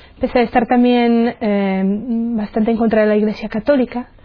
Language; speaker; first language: Spanish; non-native, fluent; Czech